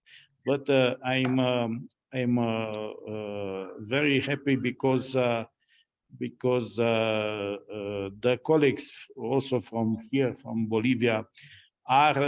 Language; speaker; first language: English; non-native, fluent; Romanian